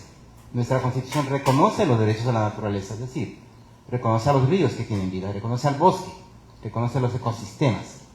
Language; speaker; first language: Spanish; native; Spanish